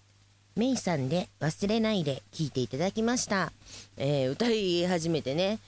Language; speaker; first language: Japanese; native; Japanese